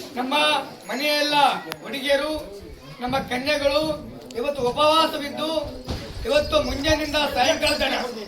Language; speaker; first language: Kannada; non-native, local second language; Lambadi